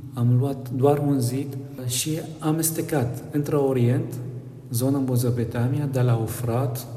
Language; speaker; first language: Romanian; non-native, fluent; Arabic